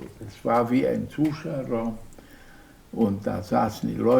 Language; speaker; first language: German; non-native, fluent; Hungarian